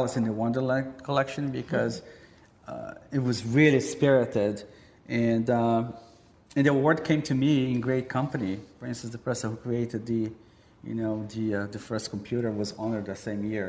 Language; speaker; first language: English; non-native, fluent; Portuguese